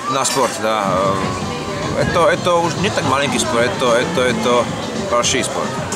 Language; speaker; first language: Russian; non-native, learner; Slovak